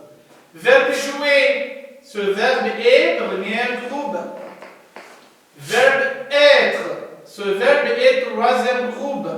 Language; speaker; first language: French; non-native, learner; Arabic